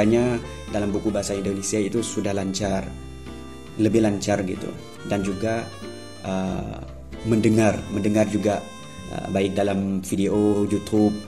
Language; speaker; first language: Indonesian; non-native, fluent; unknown